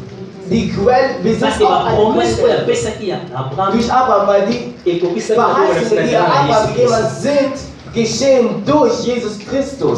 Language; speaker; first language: German; non-native, learner; French